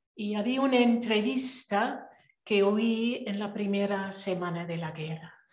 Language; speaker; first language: Spanish; non-native, fluent; English